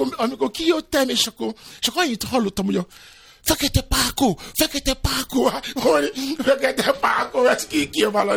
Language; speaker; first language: Hungarian; non-native, fluent; Yoruba